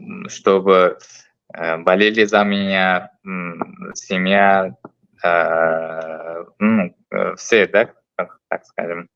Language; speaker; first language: Russian; non-native, learner; Uzbek